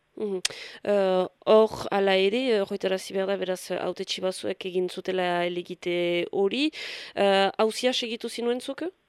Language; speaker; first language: Basque; native; Basque